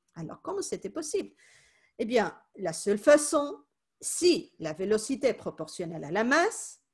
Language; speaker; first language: French; non-native, fluent; Spanish